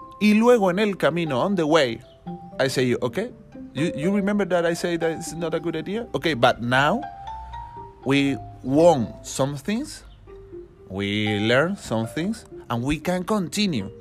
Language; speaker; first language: English; non-native, learner; Spanish